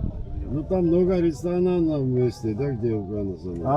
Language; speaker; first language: Russian; non-native, fluent; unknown